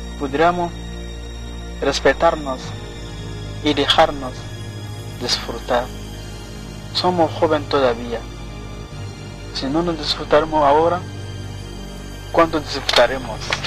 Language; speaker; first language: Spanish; non-native, fluent; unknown